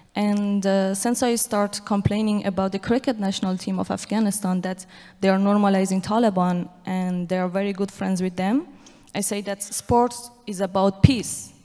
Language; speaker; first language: English; non-native, fluent; Persian